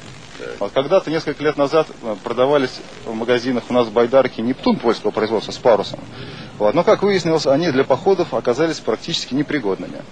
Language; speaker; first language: Russian; native; Russian